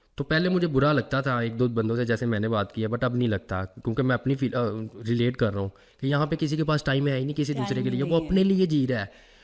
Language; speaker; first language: Urdu; non-native, local second language; Punjabi